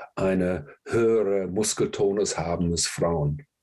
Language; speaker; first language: German; non-native, fluent; English